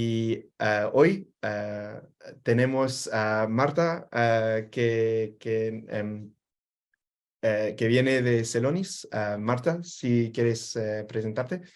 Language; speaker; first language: Spanish; non-native, fluent; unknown